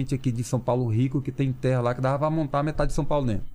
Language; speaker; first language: Portuguese; non-native, local second language; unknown